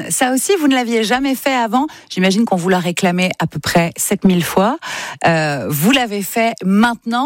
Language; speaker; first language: French; native; French